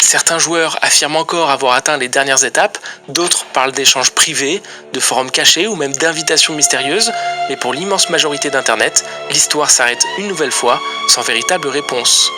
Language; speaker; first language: French; native; French